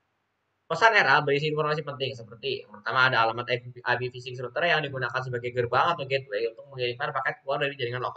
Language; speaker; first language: Indonesian; native; Indonesian